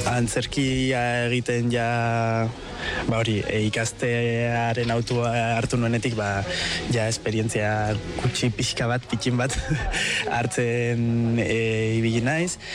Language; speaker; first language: Basque; native; Basque